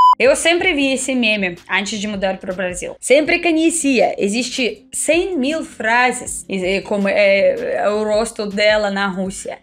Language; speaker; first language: Portuguese; non-native, fluent; Russian